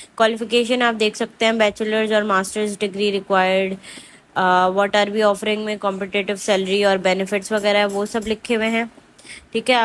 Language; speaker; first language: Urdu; non-native, local second language; Punjabi